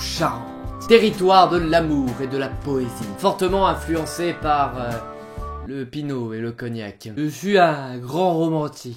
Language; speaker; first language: French; native; French